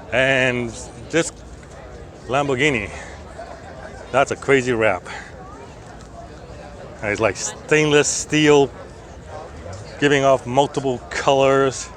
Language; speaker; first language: English; native; English